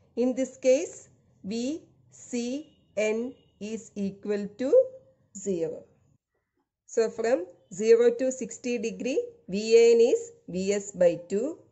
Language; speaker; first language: English; non-native, local second language; Malayalam